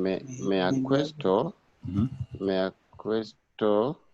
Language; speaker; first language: Spanish; non-native, learner; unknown